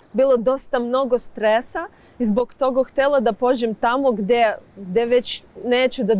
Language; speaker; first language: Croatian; non-native, learner; Ukrainian